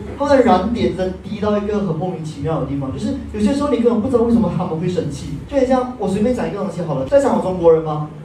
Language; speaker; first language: Chinese; native; Chinese